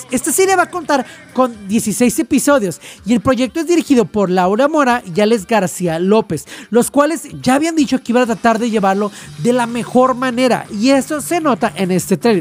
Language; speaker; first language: Spanish; native; Spanish